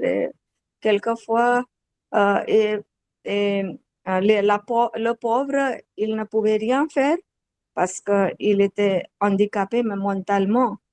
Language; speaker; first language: French; non-native, learner; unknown